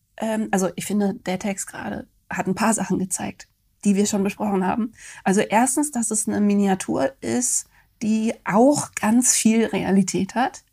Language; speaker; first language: German; native; German